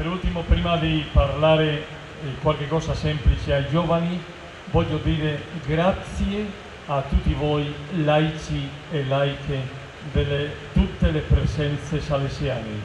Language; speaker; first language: Italian; non-native, fluent; Spanish